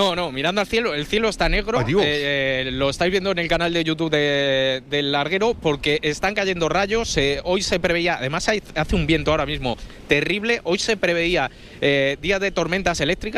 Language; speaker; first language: Spanish; native; Spanish